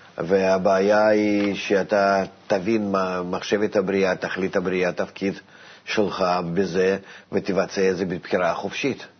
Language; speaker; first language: Hebrew; non-native, fluent; Russian